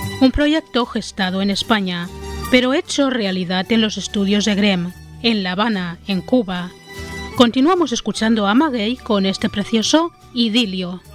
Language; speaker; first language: Spanish; native; Spanish